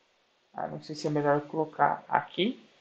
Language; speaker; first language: Portuguese; native; Portuguese